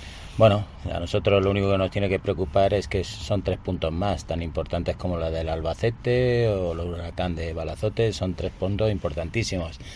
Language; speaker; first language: Spanish; native; Spanish